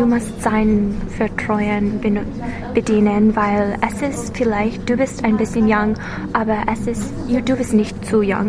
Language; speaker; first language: German; non-native, learner; English